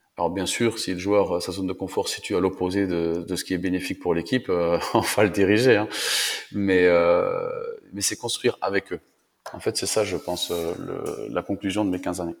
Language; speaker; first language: French; native; French